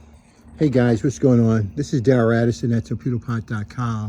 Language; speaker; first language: English; native; English